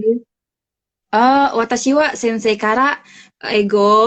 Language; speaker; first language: Japanese; non-native, learner; Indonesian